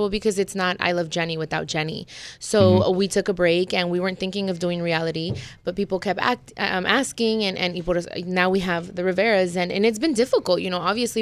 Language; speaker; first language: English; early bilingual, other home language; Spanish